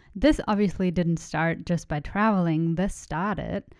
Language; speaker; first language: English; non-native, fluent; German